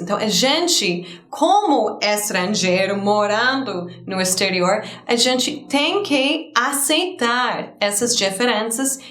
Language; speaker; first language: Portuguese; non-native, fluent; English